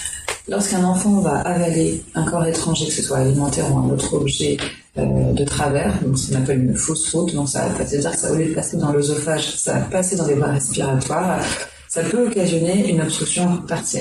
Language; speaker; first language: French; native; French